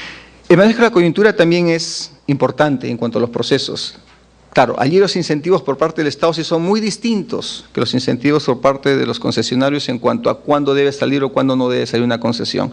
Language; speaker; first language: Spanish; native; Spanish